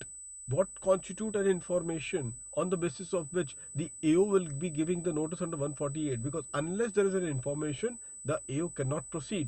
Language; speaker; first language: English; non-native, local second language; Hindi